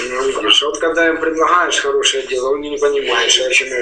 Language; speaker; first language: Russian; native; Russian